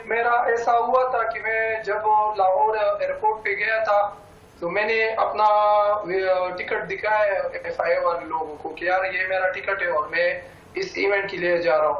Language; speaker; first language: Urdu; non-native, local second language; Pashto